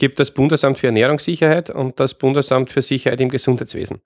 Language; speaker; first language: German; native; German